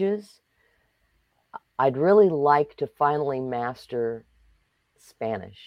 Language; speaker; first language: English; native; English